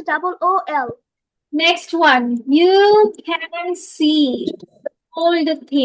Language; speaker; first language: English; non-native, fluent; Bangla